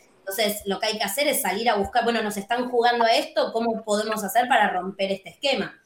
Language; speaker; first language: Spanish; native; Spanish